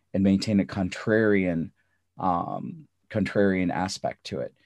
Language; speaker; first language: English; early bilingual, other home language; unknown